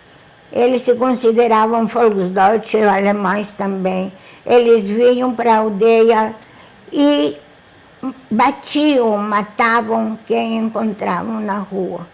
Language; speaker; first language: Portuguese; non-native, fluent; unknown